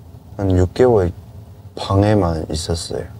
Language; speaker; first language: Korean; non-native, learner; Cantonese